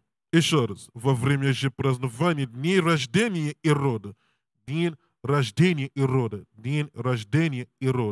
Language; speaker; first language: Russian; non-native, learner; English